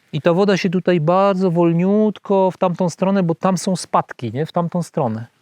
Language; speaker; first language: Polish; native; Polish